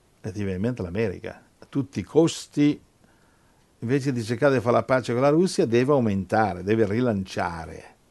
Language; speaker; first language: Italian; non-native, fluent; English